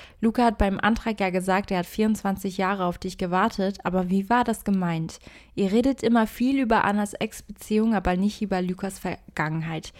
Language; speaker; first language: German; early bilingual, other home language; Portuguese